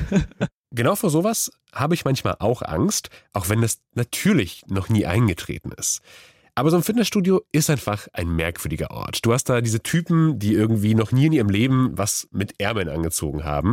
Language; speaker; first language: German; native; German